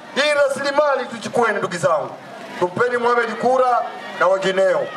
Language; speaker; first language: Swahili; native; Swahili